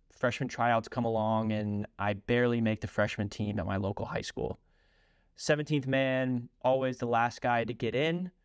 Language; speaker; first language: English; native; English